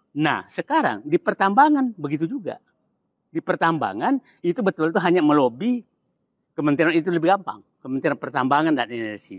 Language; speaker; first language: Indonesian; non-native, local second language; Buginese